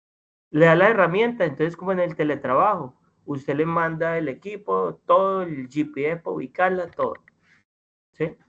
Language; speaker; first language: Spanish; native; Spanish